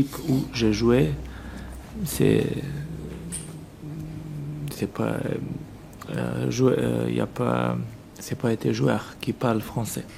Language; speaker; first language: French; non-native, learner; Serbian